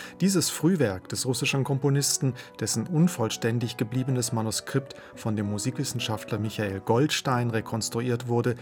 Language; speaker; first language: German; native; German